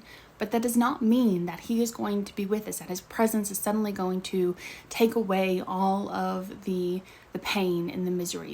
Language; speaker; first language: English; native; English